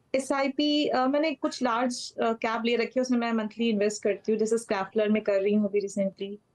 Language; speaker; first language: Hindi; native; Hindi